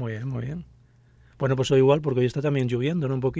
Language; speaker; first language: Spanish; native; Spanish